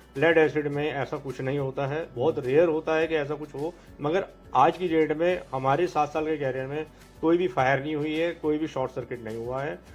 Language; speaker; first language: Hindi; native; Hindi